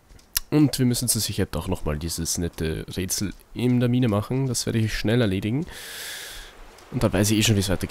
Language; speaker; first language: German; native; German